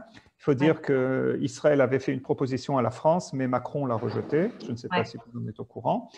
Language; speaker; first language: French; native; French